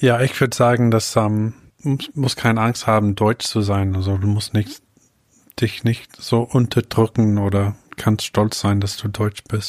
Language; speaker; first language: German; non-native, fluent; English